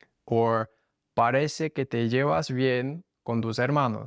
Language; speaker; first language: Spanish; non-native, fluent; English